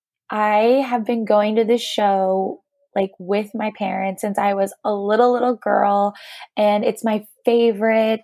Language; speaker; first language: English; native; English